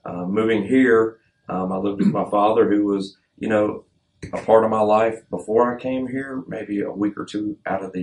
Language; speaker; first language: English; native; English